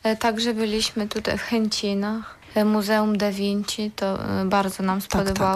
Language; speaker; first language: Polish; non-native, learner; Ukrainian